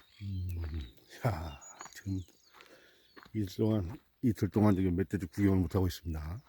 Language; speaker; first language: Korean; native; Korean